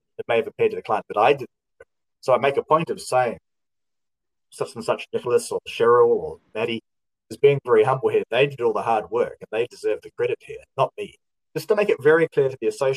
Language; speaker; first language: English; native; English